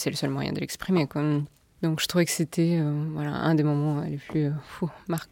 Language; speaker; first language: French; non-native, fluent; Russian